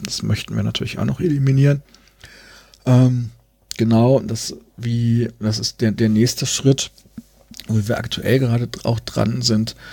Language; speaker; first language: German; native; German